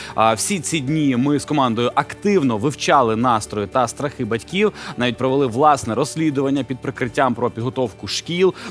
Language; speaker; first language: Ukrainian; native; Ukrainian